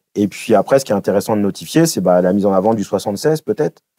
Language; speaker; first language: French; native; French